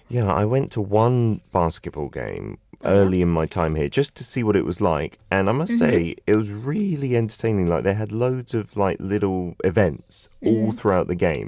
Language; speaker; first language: English; native; English